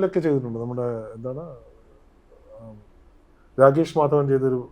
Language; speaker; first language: Malayalam; native; Malayalam